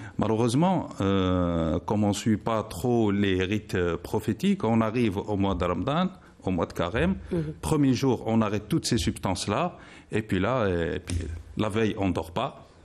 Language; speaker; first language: French; non-native, local second language; Arabic